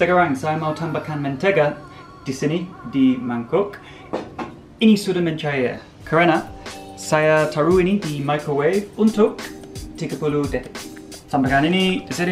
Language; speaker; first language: Indonesian; non-native, fluent; English